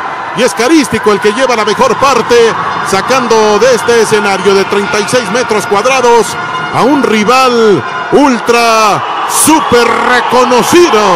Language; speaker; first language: Spanish; native; Spanish